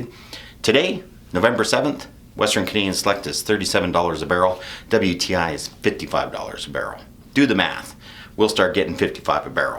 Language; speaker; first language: English; native; English